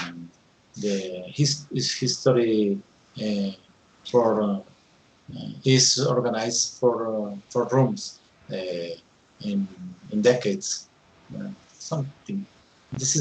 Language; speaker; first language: English; non-native, learner; Spanish